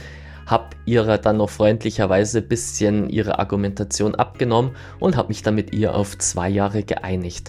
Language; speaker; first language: German; native; German